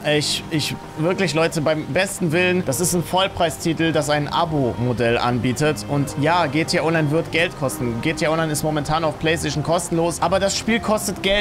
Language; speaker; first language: German; native; German